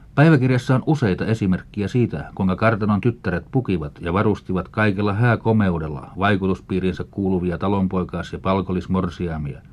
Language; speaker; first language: Finnish; native; Finnish